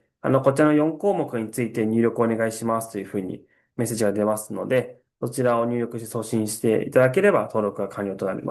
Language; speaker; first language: Japanese; native; Japanese